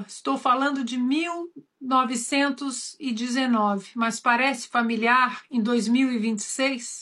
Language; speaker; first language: Portuguese; native; Portuguese